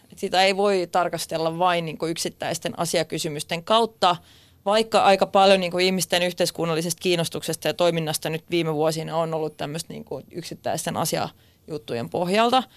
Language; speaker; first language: Finnish; non-native, local second language; Swedish